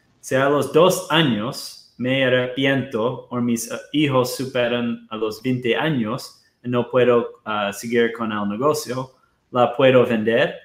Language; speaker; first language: Spanish; non-native, fluent; Portuguese